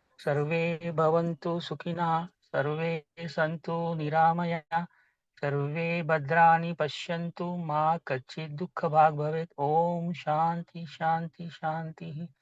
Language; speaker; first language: Hindi; non-native, local second language; Marathi